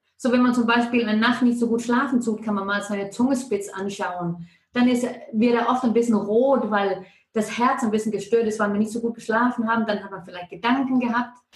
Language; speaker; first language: German; non-native, fluent; Danish